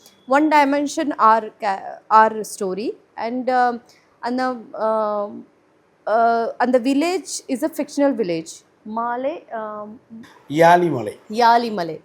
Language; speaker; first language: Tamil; non-native, learner; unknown